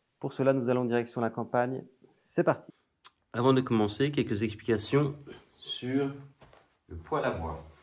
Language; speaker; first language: French; native; French